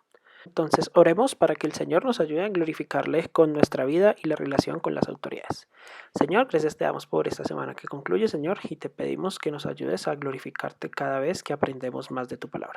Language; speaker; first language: Spanish; native; Spanish